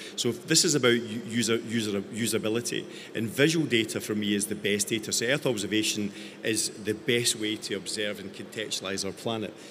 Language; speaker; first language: English; native; English